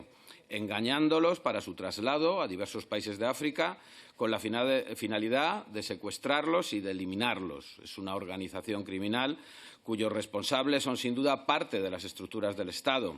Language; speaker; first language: Spanish; native; Spanish